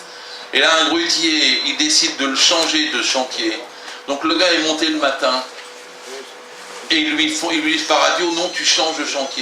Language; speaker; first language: French; native; French